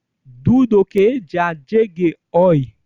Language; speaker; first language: Spanish; non-native, fluent; Haitian Creole